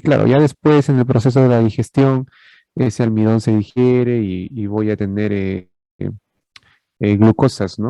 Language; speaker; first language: Spanish; native; Spanish